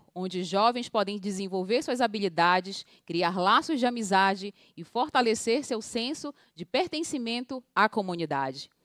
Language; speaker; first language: Portuguese; native; Portuguese